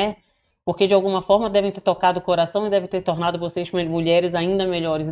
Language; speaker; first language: Portuguese; native; Portuguese